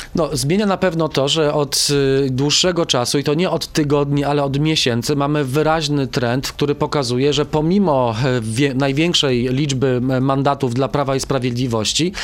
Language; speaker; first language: Polish; native; Polish